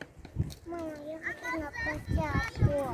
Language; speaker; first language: Russian; early bilingual, other home language; Tajik